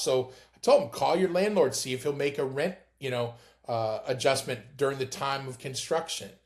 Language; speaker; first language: English; native; English